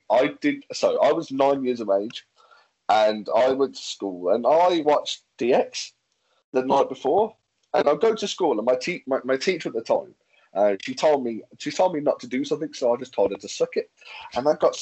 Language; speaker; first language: English; native; English